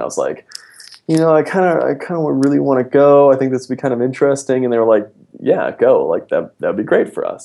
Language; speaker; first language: English; native; English